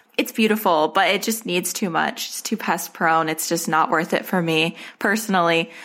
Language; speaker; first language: English; native; English